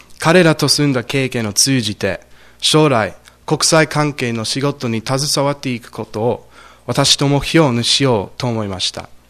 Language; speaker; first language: Japanese; non-native, fluent; English